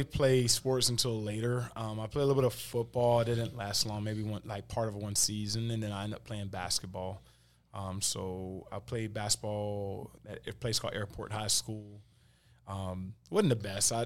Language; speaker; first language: English; native; English